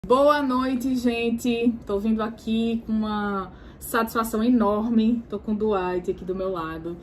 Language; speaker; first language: Portuguese; native; Portuguese